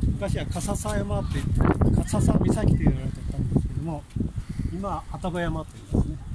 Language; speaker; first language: Japanese; native; Japanese